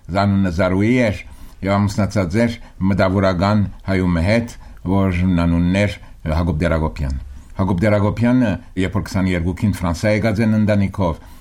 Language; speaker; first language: Armenian; early bilingual, heritage; Armenian